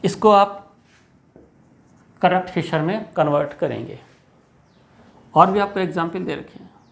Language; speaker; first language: Hindi; native; Hindi